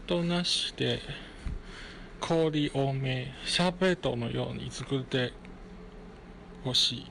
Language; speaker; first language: Japanese; non-native, fluent; Chinese